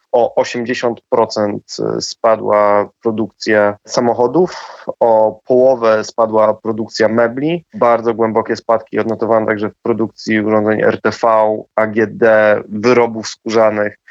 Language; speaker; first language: Polish; native; Polish